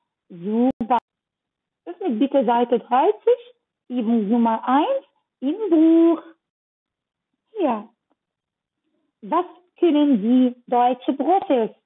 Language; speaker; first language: German; non-native, learner; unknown